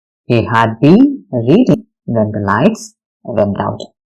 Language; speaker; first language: English; non-native, local second language; Malayalam